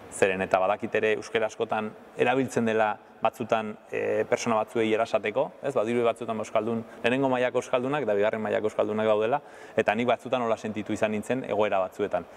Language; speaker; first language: Basque; native; Basque